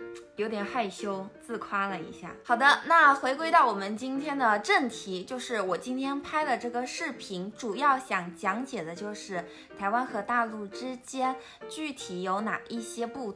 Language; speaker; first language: Chinese; native; Chinese